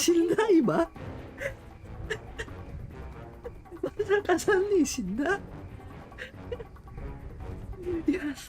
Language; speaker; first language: Japanese; non-native, learner; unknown